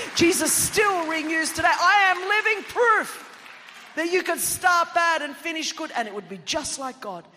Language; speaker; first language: English; non-native, local second language; Greek